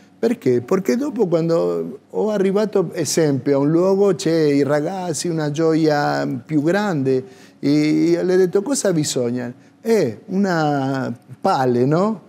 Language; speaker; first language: Italian; non-native, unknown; Spanish